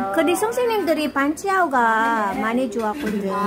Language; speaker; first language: Korean; non-native, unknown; Filipino